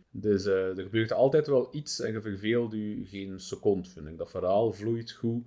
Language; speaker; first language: Dutch; native; Dutch